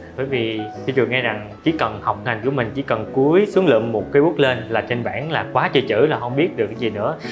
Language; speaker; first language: Vietnamese; native; Vietnamese